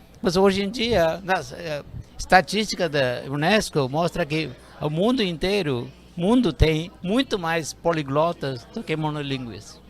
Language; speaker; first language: Portuguese; non-native, fluent; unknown